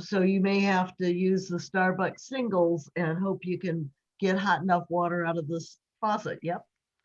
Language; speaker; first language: English; native; English